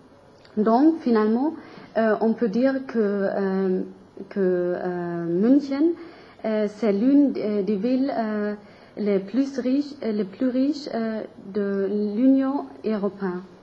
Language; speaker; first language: French; non-native, learner; German